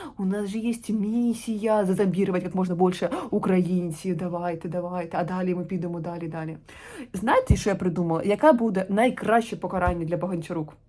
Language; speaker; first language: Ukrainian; non-native, local second language; Russian